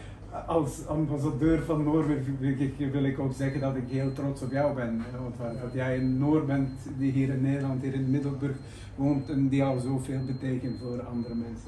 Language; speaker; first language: Dutch; non-native, fluent; Norwegian